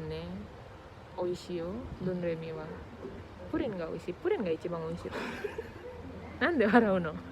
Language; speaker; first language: Japanese; non-native, learner; Indonesian